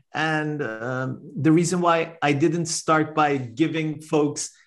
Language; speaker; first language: English; non-native, fluent; Persian